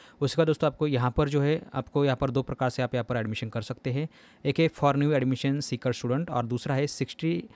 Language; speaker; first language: Hindi; non-native, local second language; Marathi